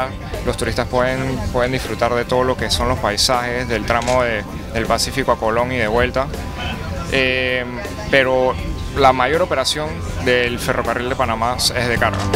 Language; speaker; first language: Spanish; native; Spanish